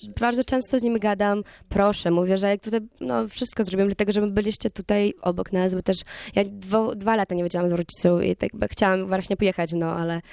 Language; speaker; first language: Polish; non-native, learner; Ukrainian